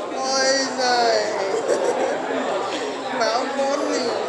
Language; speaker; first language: Vietnamese; native; Vietnamese